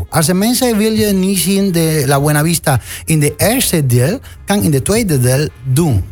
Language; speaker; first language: Dutch; non-native, fluent; Spanish